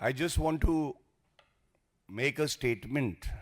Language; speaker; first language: English; non-native, local second language; Hindi